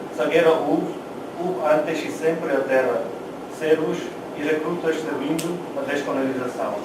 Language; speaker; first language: Portuguese; non-native, fluent; Hindi